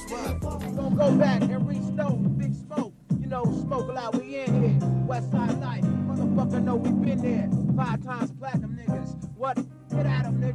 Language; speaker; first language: English; native; English